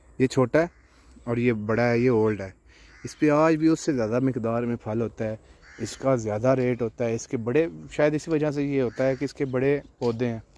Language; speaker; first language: Urdu; non-native, local second language; Punjabi